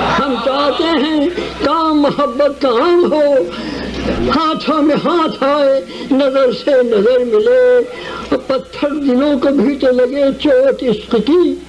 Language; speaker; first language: Urdu; native; Urdu